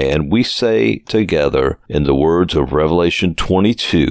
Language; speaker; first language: English; native; English